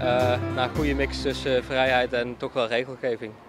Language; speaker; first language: Dutch; native; Dutch